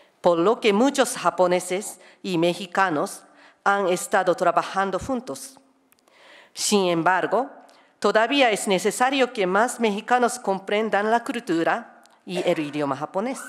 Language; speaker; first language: Spanish; non-native, fluent; Japanese